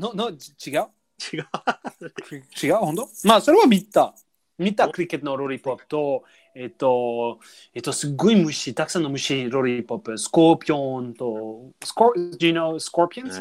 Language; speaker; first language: Japanese; non-native, learner; English